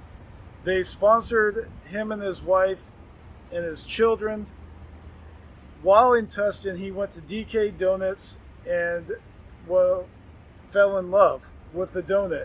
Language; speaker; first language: English; native; English